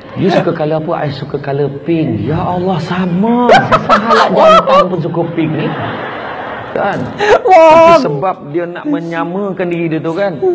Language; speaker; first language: Malay; native; Malay